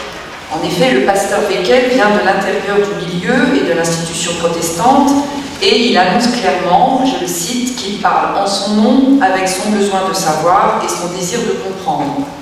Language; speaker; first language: French; native; French